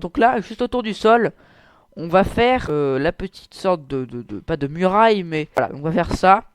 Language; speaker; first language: French; native; French